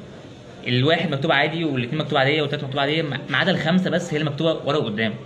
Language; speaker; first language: Arabic; native; Arabic